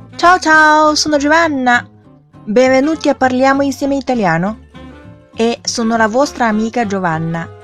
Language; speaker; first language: Italian; non-native, fluent; Chinese